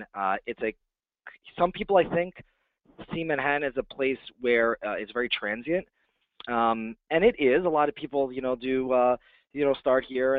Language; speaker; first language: English; native; English